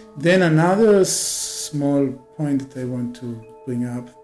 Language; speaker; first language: English; non-native, fluent; Hebrew